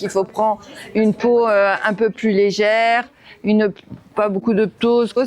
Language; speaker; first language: French; native; French